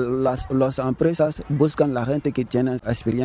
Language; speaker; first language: Spanish; non-native, learner; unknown